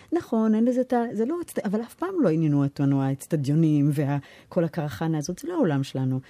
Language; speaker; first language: Hebrew; early bilingual, heritage; Hebrew